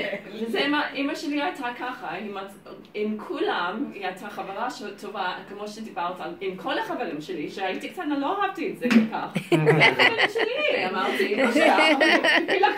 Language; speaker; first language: Hebrew; early bilingual, heritage; Hebrew